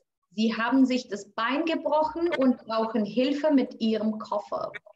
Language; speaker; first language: German; non-native, fluent; Albanian